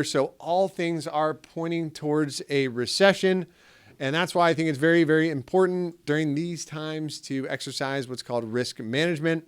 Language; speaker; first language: English; native; English